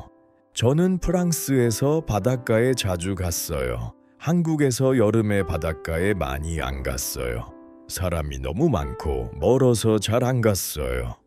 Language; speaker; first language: Korean; non-native, learner; Uzbek